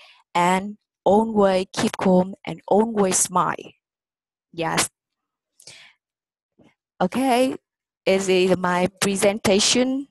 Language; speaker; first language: English; non-native, learner; Vietnamese